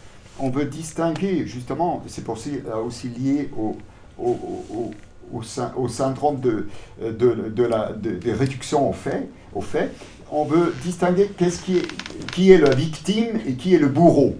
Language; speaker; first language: French; non-native, local second language; German